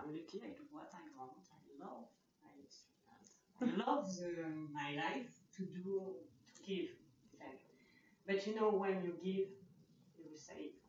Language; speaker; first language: English; non-native, learner; French